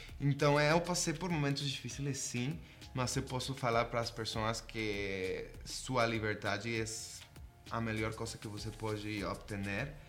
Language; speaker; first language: Portuguese; non-native, fluent; Spanish